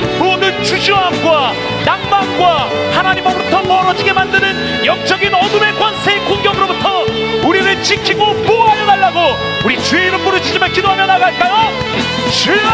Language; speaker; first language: Korean; native; Korean